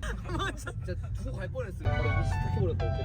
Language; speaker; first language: Korean; native; Korean